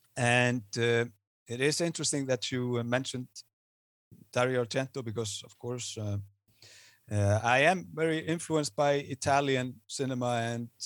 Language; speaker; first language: English; non-native, fluent; Icelandic